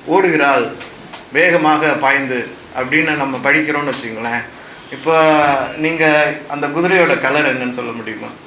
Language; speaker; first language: Tamil; native; Tamil